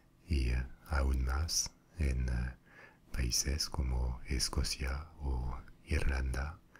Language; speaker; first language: Spanish; non-native, fluent; French